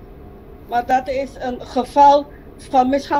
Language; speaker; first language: Dutch; non-native, local second language; Papiamento